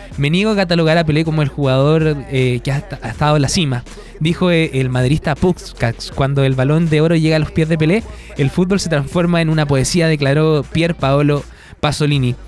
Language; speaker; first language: Spanish; native; Spanish